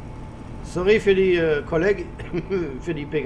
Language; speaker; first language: German; non-native, learner; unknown